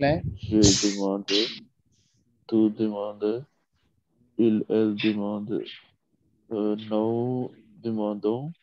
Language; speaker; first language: French; non-native, learner; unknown